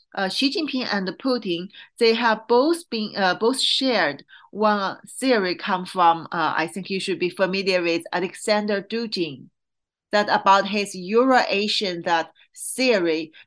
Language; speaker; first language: English; non-native, fluent; Chinese